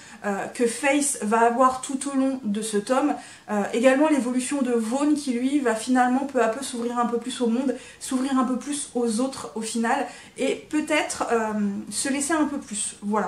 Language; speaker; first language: French; native; French